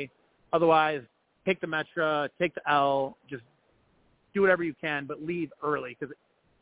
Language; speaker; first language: English; native; English